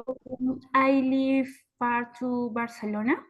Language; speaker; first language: English; non-native, learner; Spanish